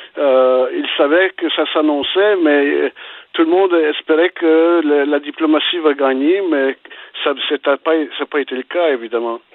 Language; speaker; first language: French; early bilingual, other home language; Ukrainian